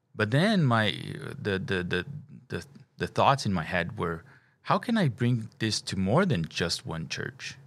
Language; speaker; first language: English; non-native, fluent; Portuguese